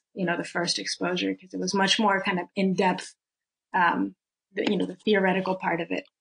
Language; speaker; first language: English; early bilingual, other home language; Russian